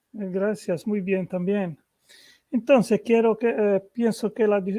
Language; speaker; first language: Spanish; non-native, fluent; Portuguese